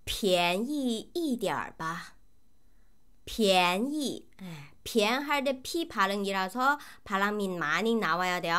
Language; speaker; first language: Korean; non-native, fluent; Chinese